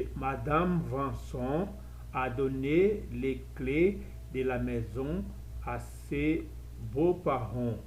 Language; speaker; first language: French; non-native, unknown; Portuguese